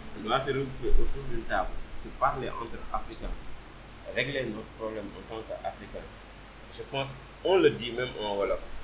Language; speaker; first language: French; non-native, local second language; Wolof